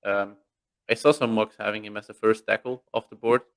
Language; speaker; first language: English; non-native, fluent; Dutch